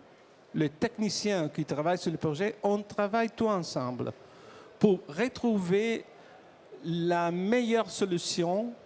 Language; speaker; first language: French; non-native, learner; Italian